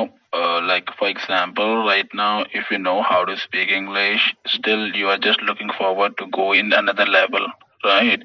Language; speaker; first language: English; non-native, local second language; Hindi